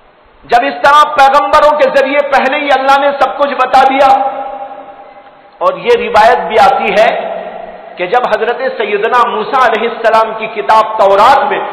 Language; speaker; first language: Urdu; native; Urdu